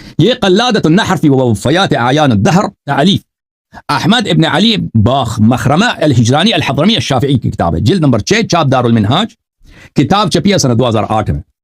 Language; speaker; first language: Urdu; non-native, fluent; Persian